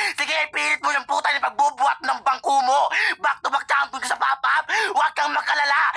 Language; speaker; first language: Filipino; non-native, local second language; Cebuano